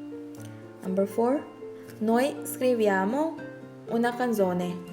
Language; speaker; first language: Italian; non-native, learner; Filipino